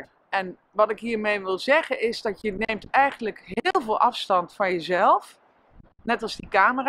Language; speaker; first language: Dutch; native; Dutch